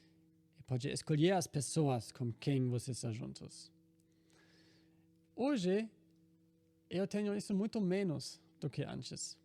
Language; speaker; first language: Portuguese; non-native, fluent; German